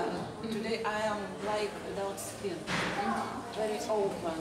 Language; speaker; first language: English; non-native, learner; Lithuanian